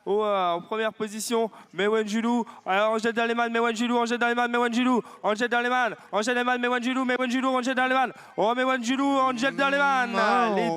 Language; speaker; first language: French; native; French